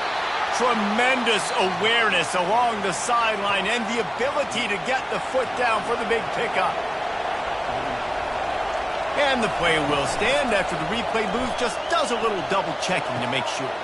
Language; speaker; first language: English; native; English